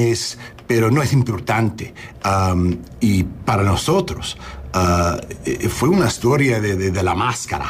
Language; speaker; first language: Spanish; early bilingual, heritage; English